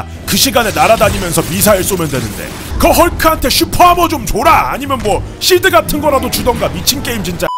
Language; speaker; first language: Korean; native; Korean